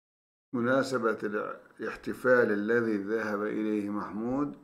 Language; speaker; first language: Arabic; non-native, fluent; Turkish